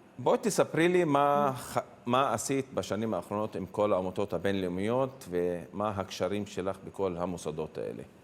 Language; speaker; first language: Hebrew; non-native, local second language; Arabic